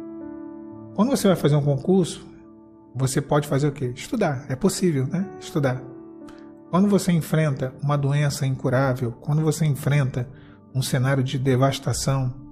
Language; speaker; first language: Portuguese; native; Portuguese